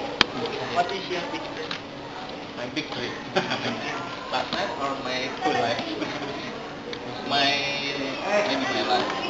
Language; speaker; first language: English; non-native, learner; Indonesian